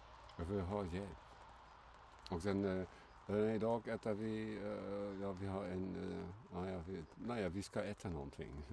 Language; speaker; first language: Swedish; non-native, fluent; German